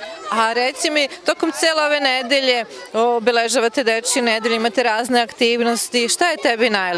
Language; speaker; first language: Serbian; native; Serbian